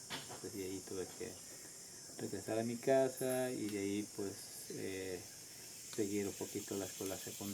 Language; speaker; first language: Spanish; non-native, local second language; Quechua